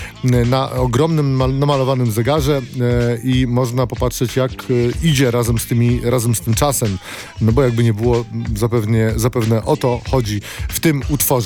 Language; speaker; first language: Polish; native; Polish